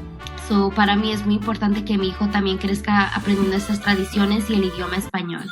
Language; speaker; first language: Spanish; early bilingual, other home language; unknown